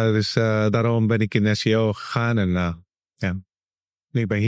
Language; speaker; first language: Dutch; non-native, learner; Spanish